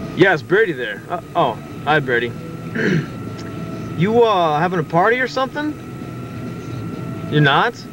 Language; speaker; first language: English; native; English